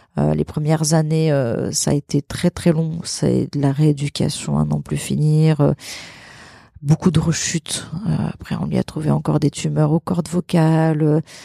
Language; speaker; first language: French; early bilingual, other home language; Portuguese